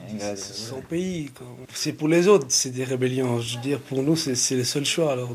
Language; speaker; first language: French; early bilingual, other home language; Tamil